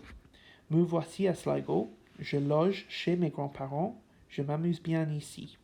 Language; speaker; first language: French; non-native, fluent; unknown